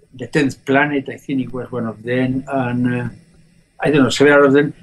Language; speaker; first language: English; non-native, fluent; Spanish